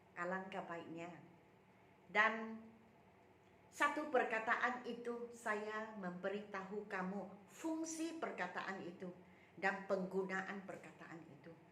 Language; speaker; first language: Malay; non-native, local second language; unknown